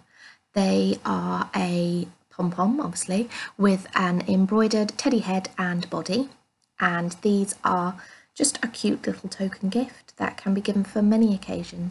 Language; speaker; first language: English; native; English